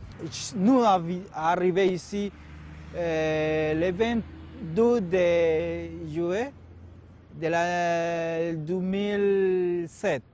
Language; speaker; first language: French; non-native, learner; Spanish